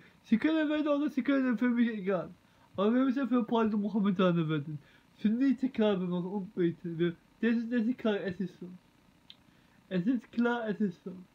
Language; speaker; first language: German; non-native, learner; Turkish